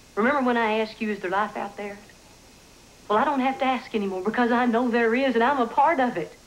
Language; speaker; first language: English; native; English